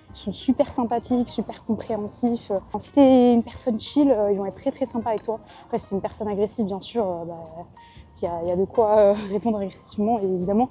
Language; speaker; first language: French; native; French